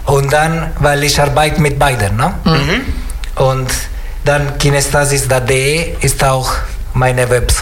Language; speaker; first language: German; non-native, learner; Italian